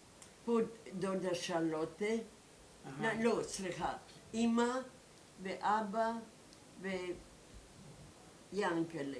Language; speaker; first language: Hebrew; non-native, learner; German